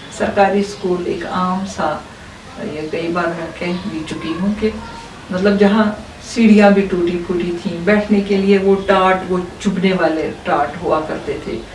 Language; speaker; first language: Urdu; non-native, local second language; Kashmiri